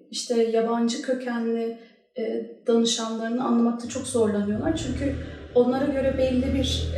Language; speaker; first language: Turkish; early bilingual, heritage; Turkish